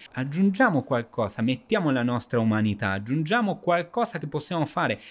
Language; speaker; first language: Italian; non-native, fluent; Spanish